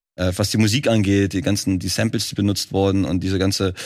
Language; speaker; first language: German; native; German